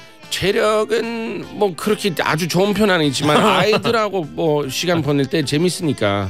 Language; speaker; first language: Korean; non-native, fluent; English